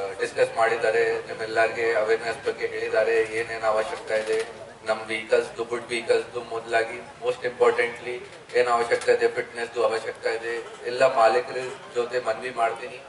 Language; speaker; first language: Kannada; non-native, learner; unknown